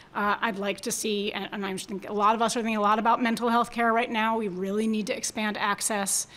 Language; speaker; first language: English; native; English